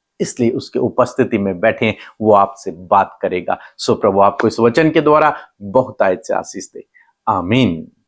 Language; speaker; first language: Hindi; native; Hindi